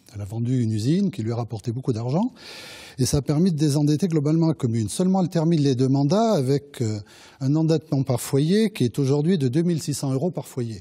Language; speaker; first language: French; native; French